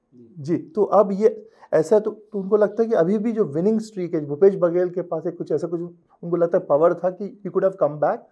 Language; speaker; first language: Hindi; non-native, local second language; Telugu